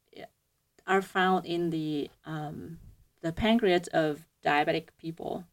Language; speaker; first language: English; non-native, fluent; Vietnamese